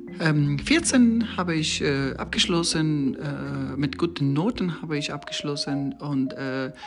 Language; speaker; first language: German; non-native, learner; Persian